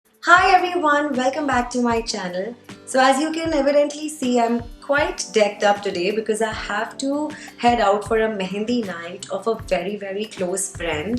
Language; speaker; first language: English; non-native, local second language; Hindi